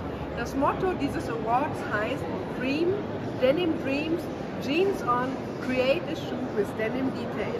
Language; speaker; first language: German; native; German